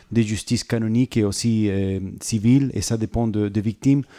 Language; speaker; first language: French; non-native, fluent; Spanish